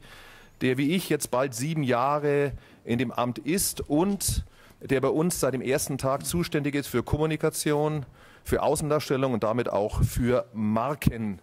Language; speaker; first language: German; native; German